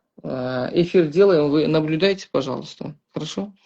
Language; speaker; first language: Russian; non-native, local second language; Uzbek